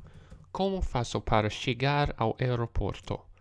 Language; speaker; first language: Portuguese; non-native, learner; English